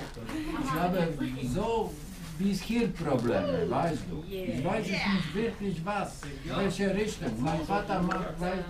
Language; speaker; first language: German; non-native, learner; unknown